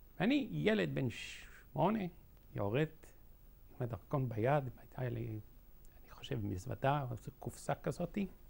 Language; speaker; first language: Hebrew; non-native, fluent; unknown